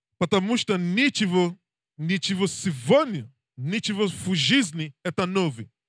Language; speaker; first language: Russian; non-native, learner; English